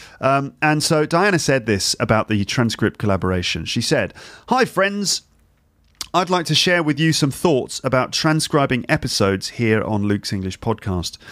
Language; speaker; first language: English; native; English